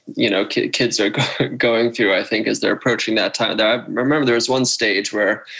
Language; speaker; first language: English; native; English